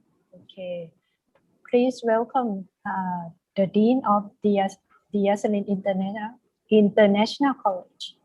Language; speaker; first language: English; non-native, fluent; Thai